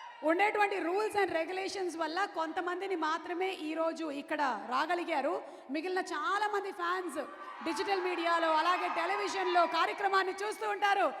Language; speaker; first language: Telugu; native; Telugu